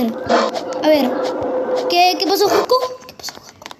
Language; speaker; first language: Spanish; native; Spanish